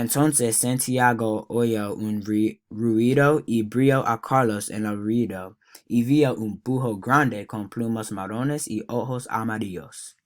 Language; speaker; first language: Spanish; non-native, learner; English